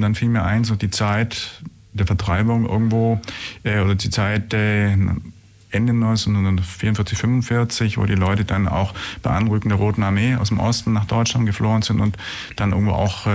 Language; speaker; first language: German; native; German